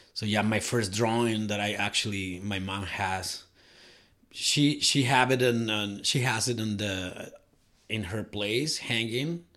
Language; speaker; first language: English; non-native, fluent; Spanish